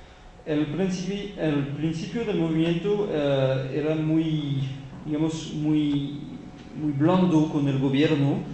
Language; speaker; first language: Spanish; non-native, fluent; French